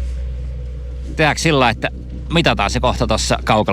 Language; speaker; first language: Finnish; native; Finnish